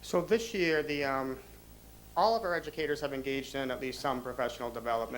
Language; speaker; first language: English; native; English